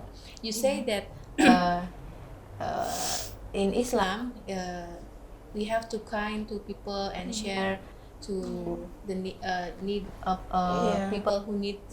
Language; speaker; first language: English; non-native, learner; Indonesian